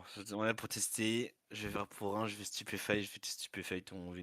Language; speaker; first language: French; native; French